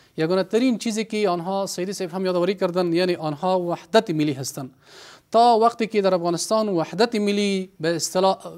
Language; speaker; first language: Persian; non-native, local second language; Pashto